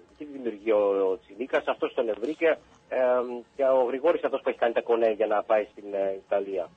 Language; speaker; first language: Greek; early bilingual, heritage; Greek